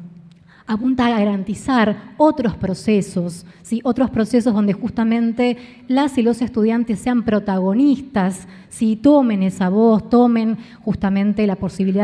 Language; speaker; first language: Spanish; native; Spanish